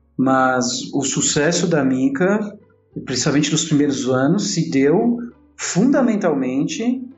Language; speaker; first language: Portuguese; non-native, local second language; Italian